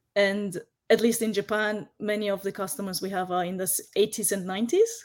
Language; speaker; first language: English; non-native, fluent; German